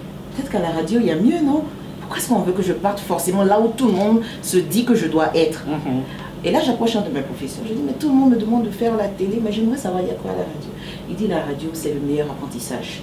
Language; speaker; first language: French; native; French